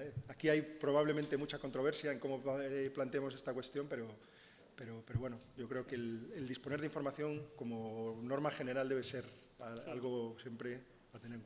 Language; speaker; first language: Spanish; native; Spanish